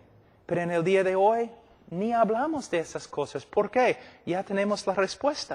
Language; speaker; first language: Spanish; non-native, fluent; English